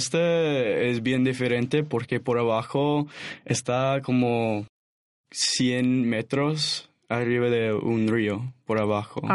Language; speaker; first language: Spanish; non-native, learner; English